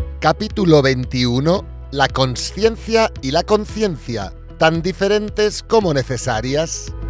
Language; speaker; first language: Spanish; native; Spanish